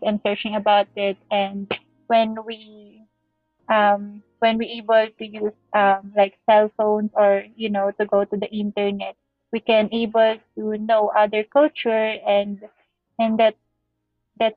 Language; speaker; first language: English; non-native, local second language; Filipino